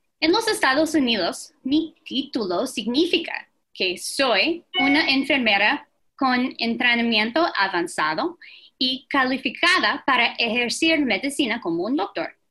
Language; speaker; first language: Spanish; non-native, fluent; English